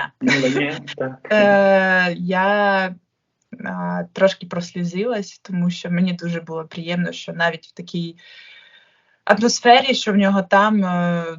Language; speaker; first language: Ukrainian; non-native, local second language; Russian